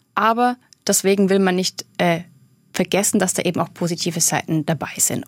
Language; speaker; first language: German; native; German